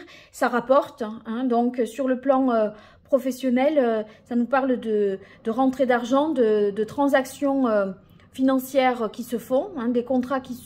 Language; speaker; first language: French; native; French